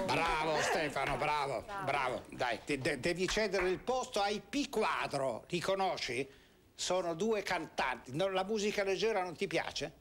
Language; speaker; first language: Italian; native; Italian